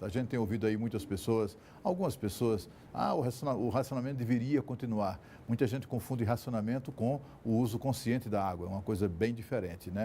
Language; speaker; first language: Portuguese; native; Portuguese